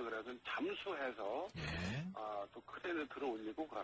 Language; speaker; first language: Korean; native; Korean